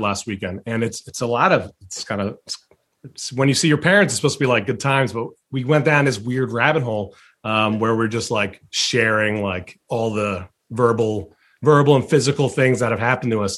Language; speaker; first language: English; early bilingual, other home language; Chinese